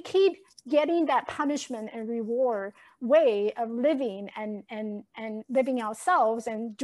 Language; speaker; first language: English; non-native, fluent; Chinese